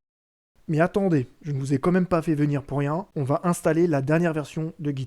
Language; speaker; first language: French; native; French